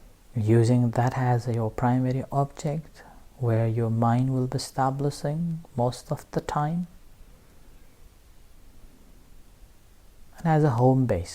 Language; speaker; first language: English; non-native, fluent; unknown